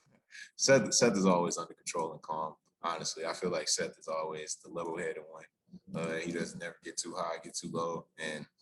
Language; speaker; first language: English; native; English